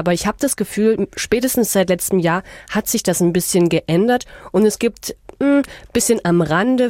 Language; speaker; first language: German; native; German